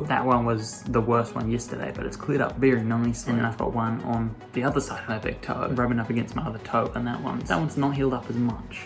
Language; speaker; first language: English; native; English